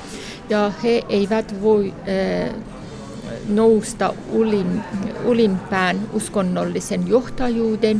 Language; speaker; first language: Finnish; non-native, fluent; Persian